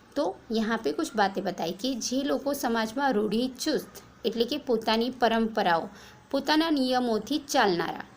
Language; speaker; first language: Hindi; non-native, local second language; Gujarati